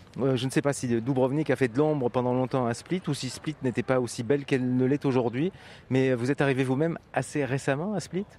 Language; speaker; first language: French; native; French